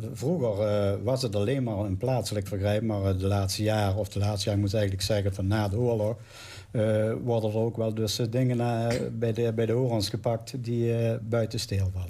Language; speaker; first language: Dutch; native; Dutch